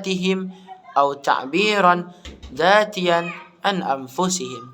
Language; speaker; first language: Arabic; non-native, learner; Indonesian